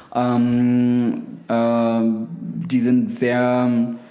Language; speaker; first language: German; non-native, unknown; Arabic